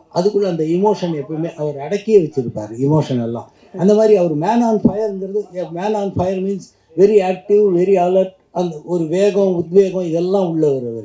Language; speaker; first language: Tamil; native; Tamil